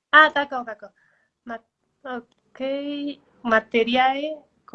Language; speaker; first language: French; non-native, fluent; Spanish